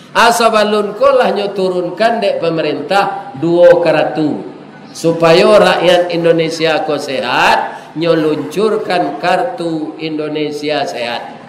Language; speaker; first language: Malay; non-native, local second language; Minangkabau